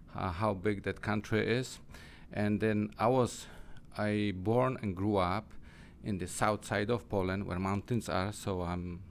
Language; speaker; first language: English; non-native, learner; Polish